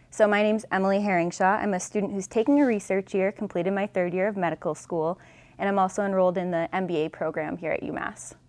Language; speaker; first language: English; native; English